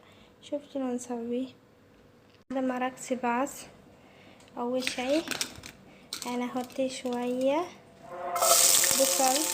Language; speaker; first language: Arabic; non-native, learner; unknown